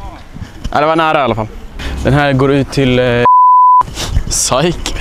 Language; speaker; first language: Swedish; native; Swedish